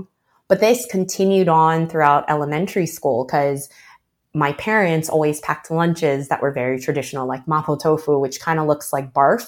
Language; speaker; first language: English; early bilingual, other home language; Chinese